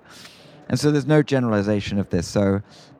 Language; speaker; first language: English; native; English